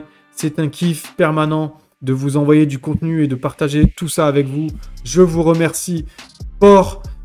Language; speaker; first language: French; native; French